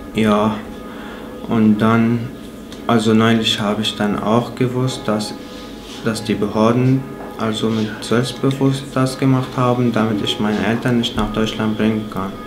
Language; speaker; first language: German; non-native, fluent; Arabic